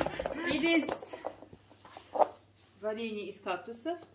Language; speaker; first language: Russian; native; Russian